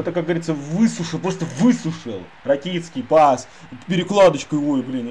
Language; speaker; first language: Russian; native; Russian